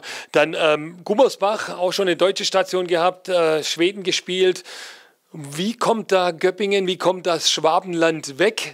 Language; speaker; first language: German; native; German